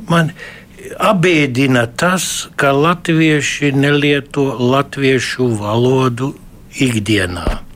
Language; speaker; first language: Latvian; early bilingual, heritage; Latvian